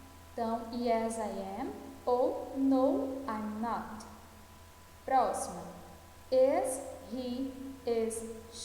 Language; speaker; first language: English; non-native, fluent; Portuguese